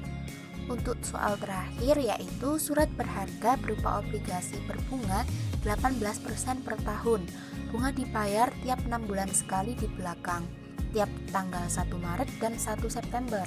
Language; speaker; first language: Indonesian; native; Indonesian